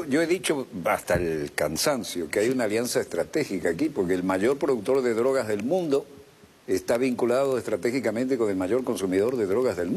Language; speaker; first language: Spanish; native; Spanish